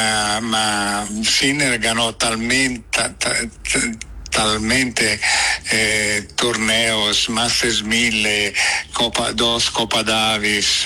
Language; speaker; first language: Spanish; non-native, fluent; Italian